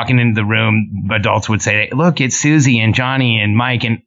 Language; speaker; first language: English; early bilingual, other home language; Spanish